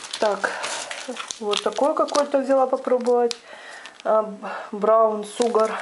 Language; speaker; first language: Russian; non-native, local second language; Ukrainian